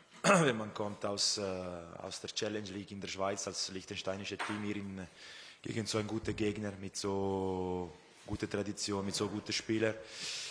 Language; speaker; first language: German; non-native, fluent; Italian